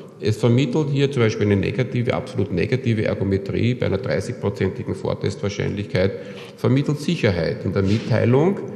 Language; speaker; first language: German; native; German